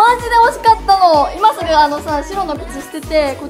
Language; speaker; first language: Japanese; native; Japanese